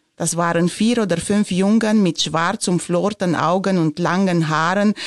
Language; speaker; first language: German; non-native, fluent; Romanian